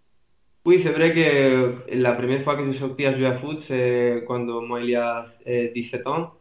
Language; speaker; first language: French; non-native, fluent; Spanish